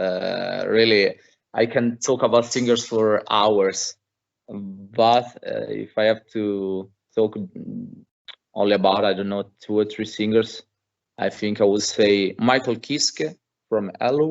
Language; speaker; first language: English; non-native, fluent; Italian